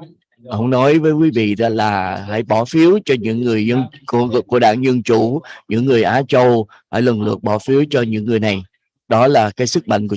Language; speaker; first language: Vietnamese; native; Vietnamese